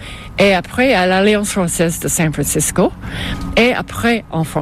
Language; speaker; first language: French; non-native, fluent; English